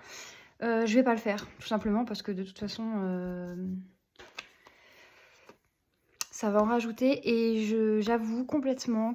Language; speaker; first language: French; native; French